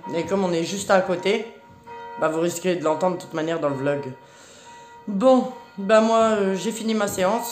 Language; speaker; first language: French; native; French